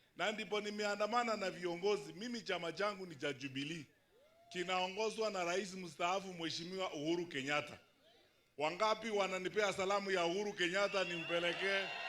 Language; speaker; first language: Swahili; non-native, local second language; Luyia